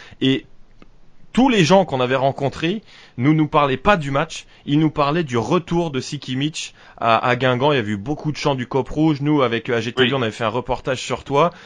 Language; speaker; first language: French; native; French